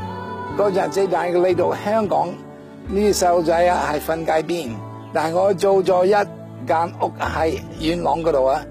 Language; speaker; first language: Cantonese; non-native, fluent; English